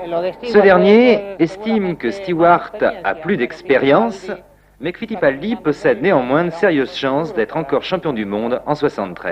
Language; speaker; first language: French; native; French